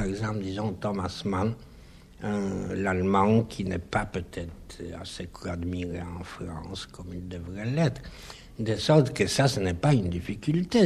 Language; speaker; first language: French; non-native, fluent; Polish